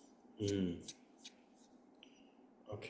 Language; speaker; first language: Indonesian; native; Indonesian